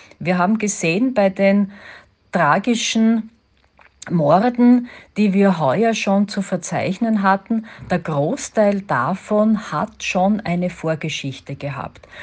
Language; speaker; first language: German; native; German